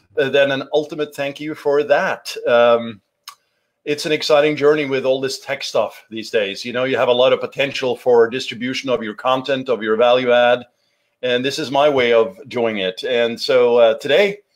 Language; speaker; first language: English; non-native, fluent; Norwegian